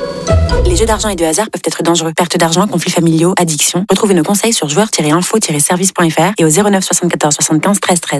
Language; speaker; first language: French; native; French